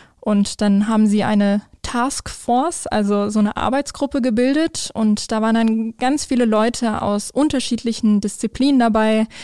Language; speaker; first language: German; native; German